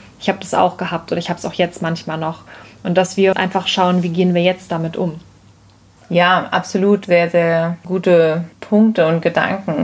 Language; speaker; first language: German; native; German